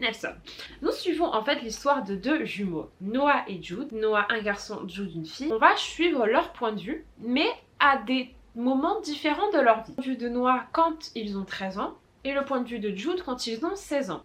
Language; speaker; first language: French; native; French